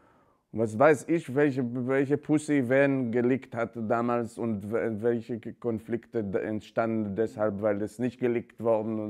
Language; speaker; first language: German; non-native, fluent; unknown